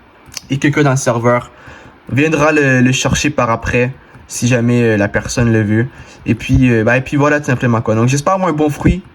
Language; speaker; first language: French; native; French